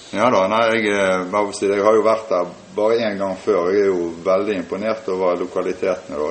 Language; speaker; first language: Norwegian; native; Norwegian